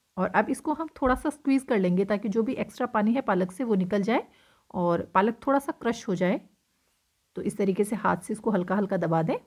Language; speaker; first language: Hindi; native; Hindi